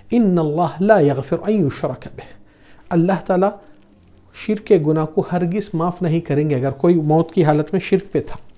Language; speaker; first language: Urdu; non-native, fluent; Arabic